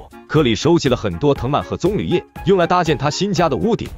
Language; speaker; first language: Chinese; native; Chinese